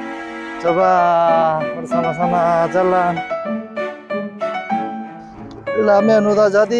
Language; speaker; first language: Indonesian; non-native, fluent; Korean